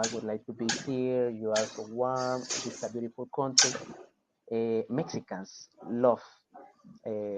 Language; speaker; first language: English; non-native, fluent; Spanish